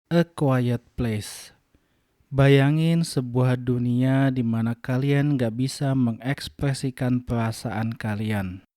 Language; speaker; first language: Indonesian; native; Indonesian